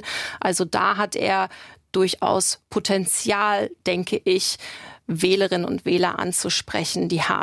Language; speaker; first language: German; native; German